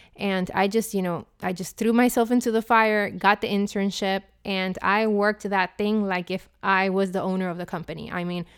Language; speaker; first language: English; non-native, fluent; Spanish